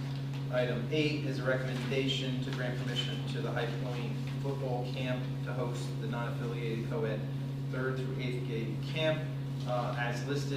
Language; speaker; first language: English; native; English